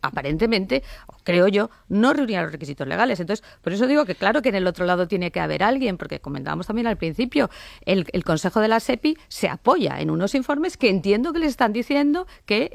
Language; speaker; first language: Spanish; native; Spanish